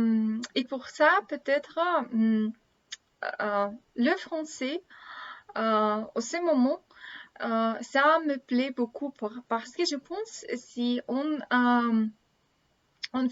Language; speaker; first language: French; non-native, learner; Russian